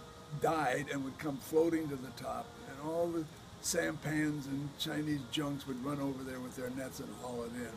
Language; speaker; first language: English; native; English